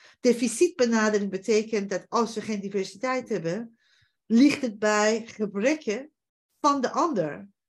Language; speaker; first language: Dutch; non-native, fluent; Persian